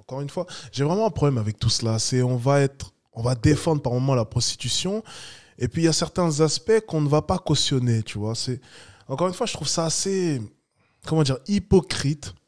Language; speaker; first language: French; native; French